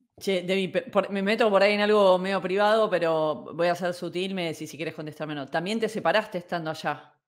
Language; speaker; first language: Spanish; native; Spanish